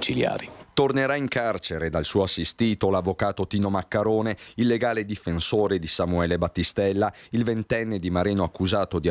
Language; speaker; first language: Italian; native; Italian